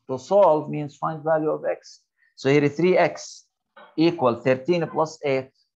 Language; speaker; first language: English; non-native, fluent; Arabic